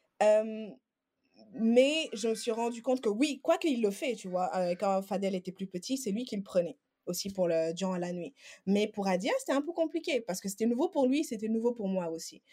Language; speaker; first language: French; non-native, local second language; Wolof